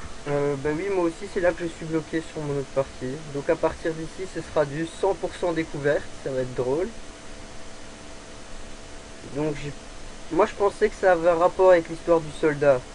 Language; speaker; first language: French; native; French